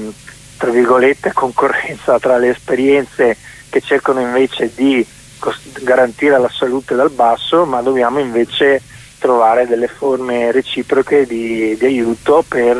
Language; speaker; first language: Italian; native; Italian